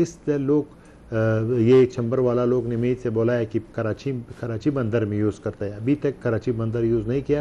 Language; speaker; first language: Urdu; non-native, learner; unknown